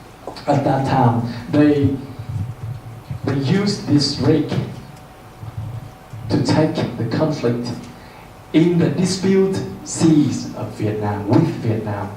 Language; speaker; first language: English; non-native, fluent; Vietnamese